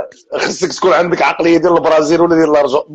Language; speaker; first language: Arabic; native; Arabic